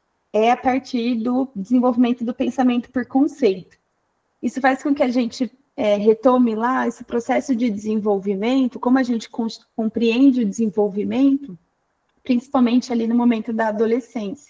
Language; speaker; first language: Portuguese; native; Portuguese